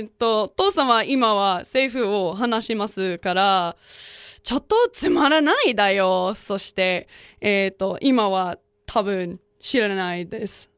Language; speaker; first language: Japanese; non-native, learner; English